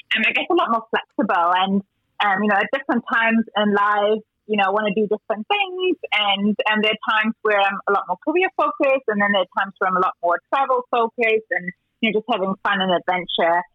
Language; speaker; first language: English; non-native, fluent; German